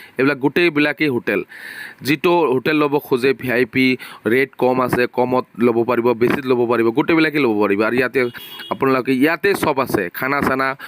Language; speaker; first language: Assamese; non-native, local second language; Bangla